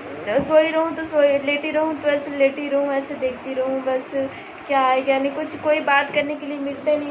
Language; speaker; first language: Hindi; native; Hindi